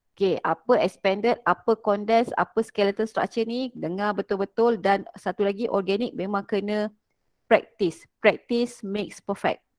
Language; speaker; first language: Malay; native; Malay